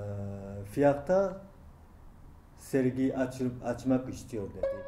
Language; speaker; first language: Turkish; non-native, learner; Japanese